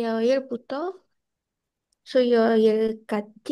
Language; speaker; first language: Korean; non-native, learner; Indonesian